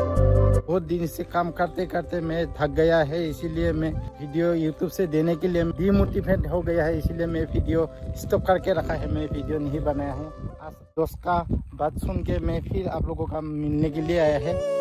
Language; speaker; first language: Hindi; non-native, learner; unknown